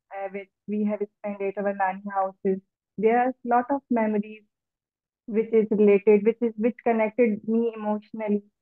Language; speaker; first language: English; non-native, local second language; Urdu